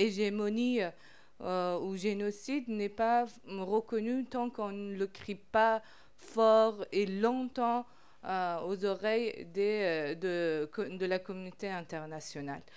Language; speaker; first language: French; non-native, fluent; Persian